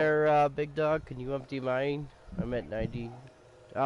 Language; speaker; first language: English; native; English